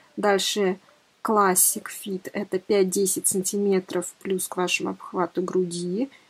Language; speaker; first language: Russian; native; Russian